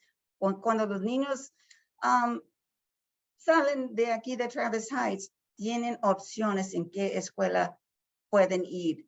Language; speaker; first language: Spanish; early bilingual, heritage; Spanish